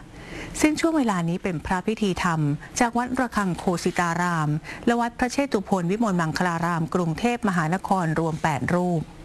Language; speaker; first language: Thai; native; Thai